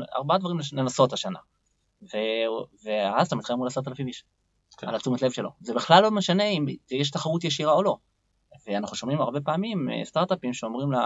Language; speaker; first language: Hebrew; native; Hebrew